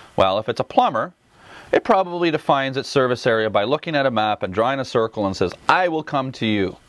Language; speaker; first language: English; native; English